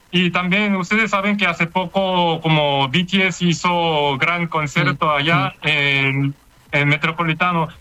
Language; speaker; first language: Spanish; non-native, learner; Korean